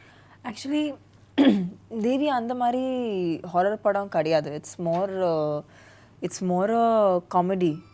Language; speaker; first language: Tamil; non-native, fluent; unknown